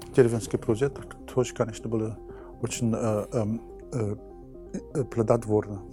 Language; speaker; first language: Russian; non-native, fluent; English